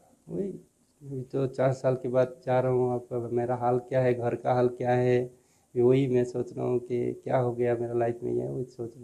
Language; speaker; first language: Hindi; non-native, local second language; Bangla